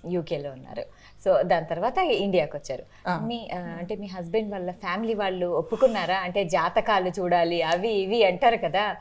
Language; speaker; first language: Telugu; native; Telugu